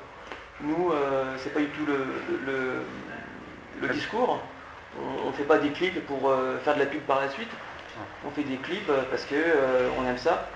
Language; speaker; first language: French; native; French